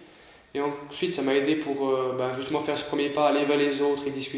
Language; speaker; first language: French; native; French